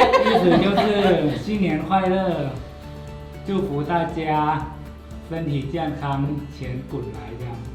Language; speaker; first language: Chinese; non-native, fluent; Thai